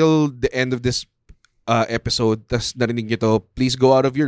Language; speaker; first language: English; non-native, local second language; Filipino